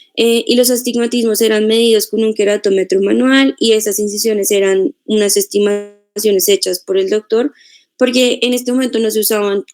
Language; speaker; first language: Spanish; native; Spanish